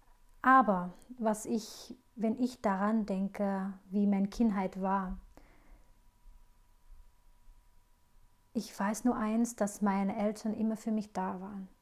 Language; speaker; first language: German; non-native, fluent; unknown